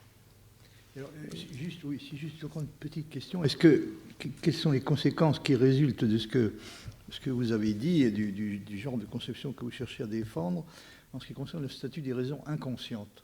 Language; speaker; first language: French; native; French